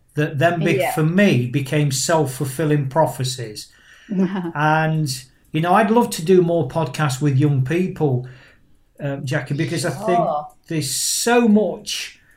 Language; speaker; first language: English; native; English